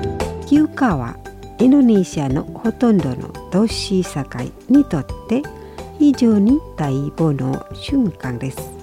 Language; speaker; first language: Japanese; non-native, fluent; Indonesian